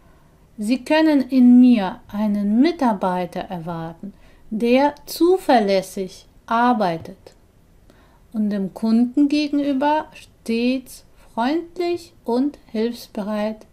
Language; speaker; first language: German; non-native, fluent; Persian